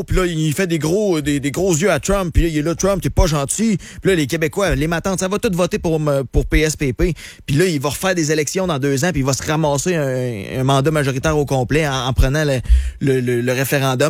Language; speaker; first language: French; native; French